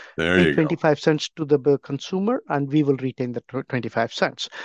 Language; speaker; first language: English; non-native, local second language; Tamil